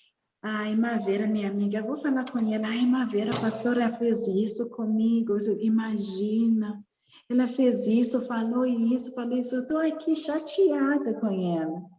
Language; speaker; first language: Portuguese; non-native, learner; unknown